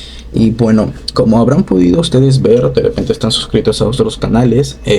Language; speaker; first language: Spanish; native; Spanish